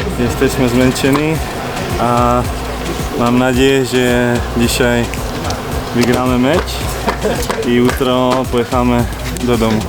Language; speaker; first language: Polish; non-native, learner; Czech